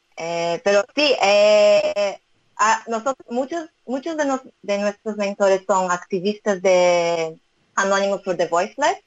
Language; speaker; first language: Spanish; non-native, fluent; Portuguese